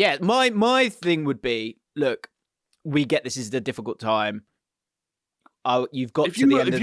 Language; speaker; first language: English; native; English